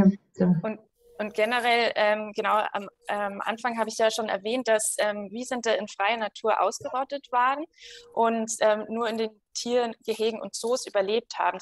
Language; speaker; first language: German; native; German